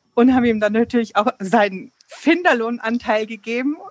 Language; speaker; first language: German; non-native, fluent; Polish